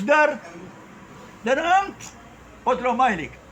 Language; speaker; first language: Arabic; native; Arabic